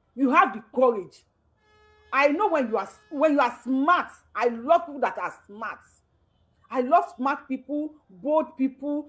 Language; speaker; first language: English; non-native, local second language; Yoruba